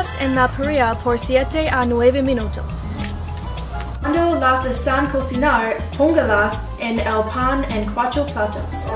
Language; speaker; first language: Spanish; non-native, learner; English